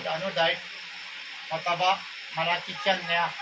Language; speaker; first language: Filipino; non-native, learner; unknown